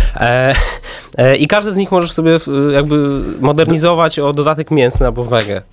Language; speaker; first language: Polish; native; Polish